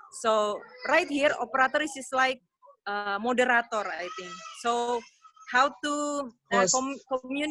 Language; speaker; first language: English; non-native, learner; Indonesian